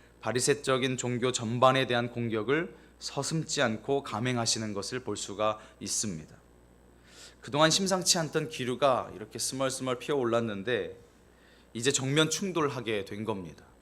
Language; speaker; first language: Korean; native; Korean